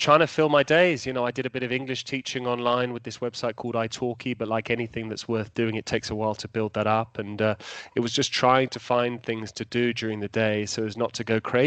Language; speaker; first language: English; native; English